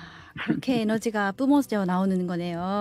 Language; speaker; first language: Korean; native; Korean